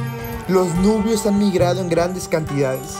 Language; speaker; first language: Spanish; native; Spanish